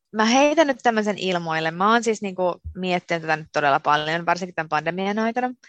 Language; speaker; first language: Finnish; native; Finnish